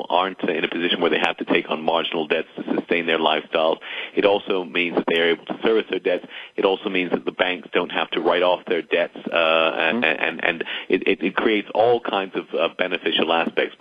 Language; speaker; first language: English; native; English